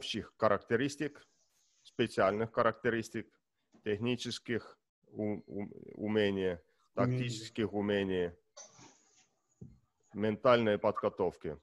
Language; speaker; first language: Russian; non-native, learner; Estonian